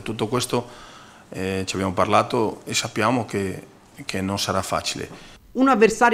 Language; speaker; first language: Italian; non-native, fluent; Spanish